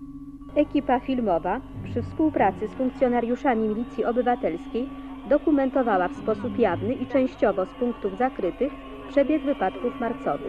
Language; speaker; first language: Polish; native; Polish